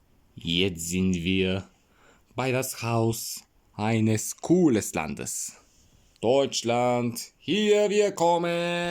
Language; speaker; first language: German; non-native, learner; Bulgarian